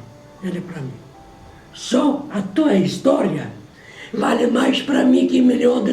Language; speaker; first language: Portuguese; non-native, fluent; Polish